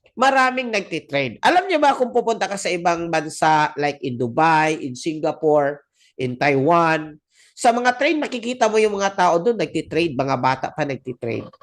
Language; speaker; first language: Filipino; non-native, local second language; Cebuano